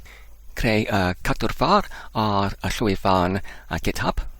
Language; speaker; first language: Welsh; non-native, fluent; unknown